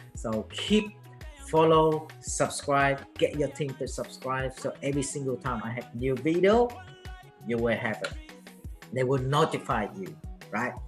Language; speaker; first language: English; non-native, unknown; Vietnamese